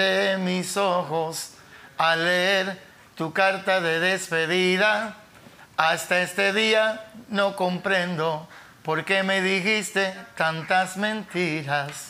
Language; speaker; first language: Spanish; native; Spanish